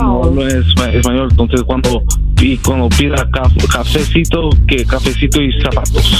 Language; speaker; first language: Spanish; non-native, learner; English